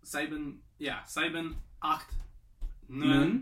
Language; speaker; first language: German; non-native, learner; English